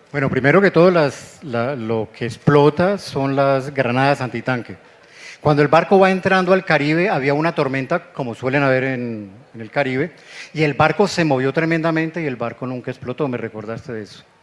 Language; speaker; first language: Spanish; native; Spanish